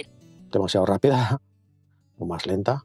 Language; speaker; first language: Spanish; native; Spanish